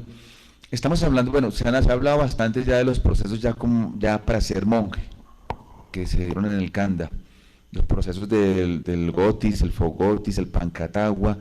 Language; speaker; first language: Spanish; native; Spanish